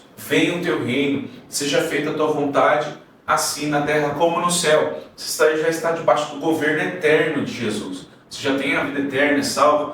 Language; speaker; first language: Portuguese; native; Portuguese